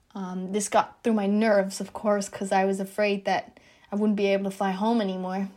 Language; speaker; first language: English; non-native, fluent; Dutch